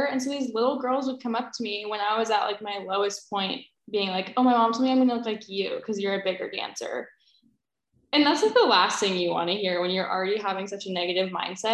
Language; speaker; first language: English; native; English